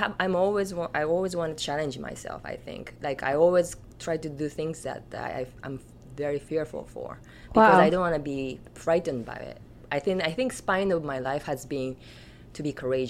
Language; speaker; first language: English; non-native, fluent; Japanese